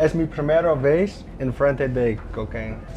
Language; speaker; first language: Spanish; non-native, learner; English